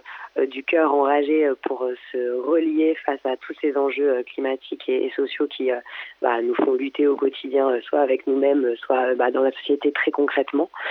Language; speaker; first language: French; native; French